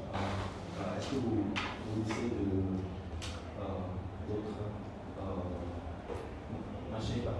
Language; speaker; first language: French; non-native, fluent; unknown